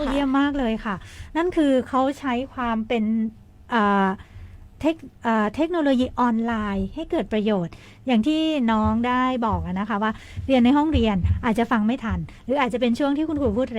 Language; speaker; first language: Thai; native; Thai